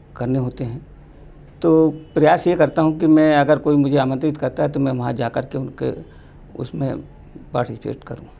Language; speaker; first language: Hindi; native; Hindi